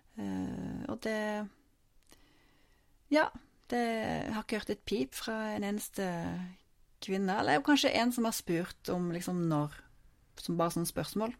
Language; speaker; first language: Norwegian; native; Norwegian